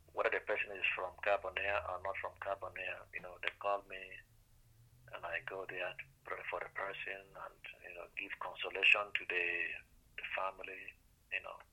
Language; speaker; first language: English; non-native, local second language; Igbo